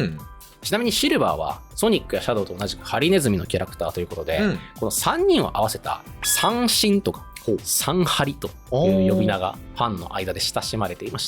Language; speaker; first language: Japanese; native; Japanese